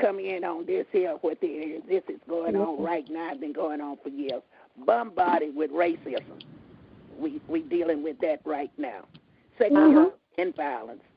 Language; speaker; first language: English; native; English